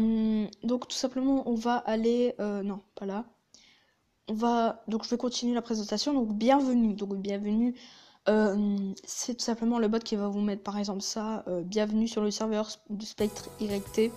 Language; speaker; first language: French; native; French